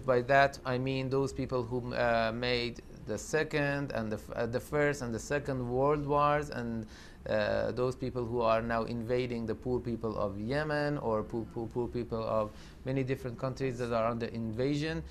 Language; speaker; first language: English; non-native, fluent; Persian